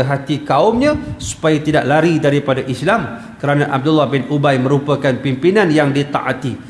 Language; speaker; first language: Malay; native; Malay